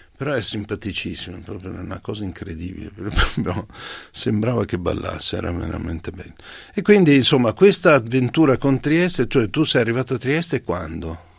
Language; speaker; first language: Italian; native; Italian